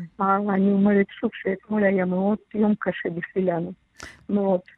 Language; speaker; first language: Hebrew; non-native, learner; Russian